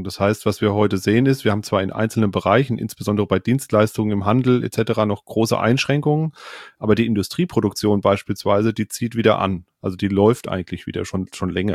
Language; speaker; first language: German; native; German